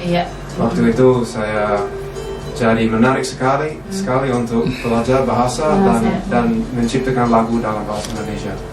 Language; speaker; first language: Indonesian; non-native, fluent; English